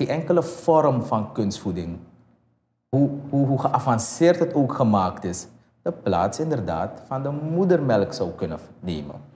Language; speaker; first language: Dutch; native; Dutch